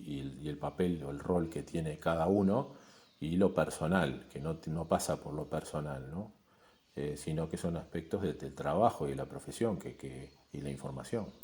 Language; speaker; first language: Spanish; native; Spanish